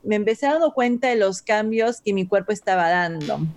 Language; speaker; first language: Spanish; native; Spanish